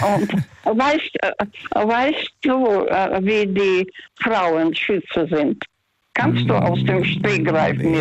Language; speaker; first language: German; non-native, fluent; Russian